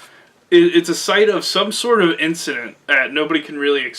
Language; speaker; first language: English; native; English